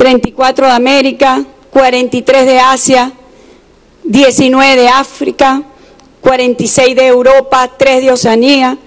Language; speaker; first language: Spanish; native; Spanish